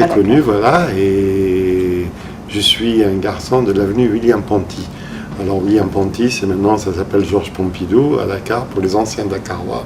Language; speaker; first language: French; non-native, local second language; Arabic